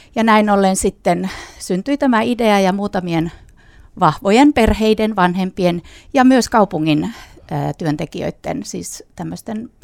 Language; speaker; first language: Finnish; non-native, local second language; Swedish